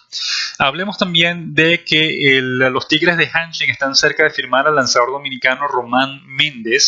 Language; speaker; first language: Spanish; native; Spanish